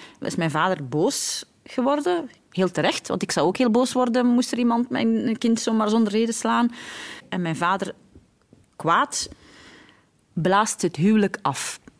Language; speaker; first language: Dutch; early bilingual, other home language; Arabic